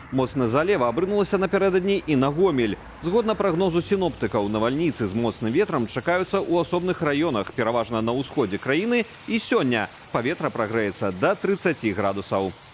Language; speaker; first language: Belarusian; native; Belarusian